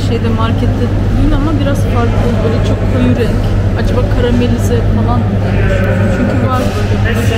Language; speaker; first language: Turkish; non-native, fluent; Russian